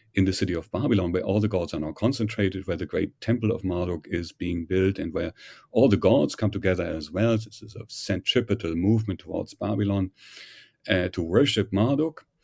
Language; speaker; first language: English; non-native, fluent; German